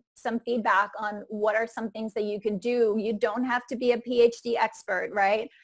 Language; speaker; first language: English; non-native, fluent; Icelandic